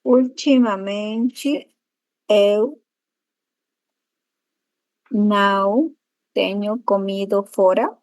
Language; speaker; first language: Portuguese; non-native, learner; Spanish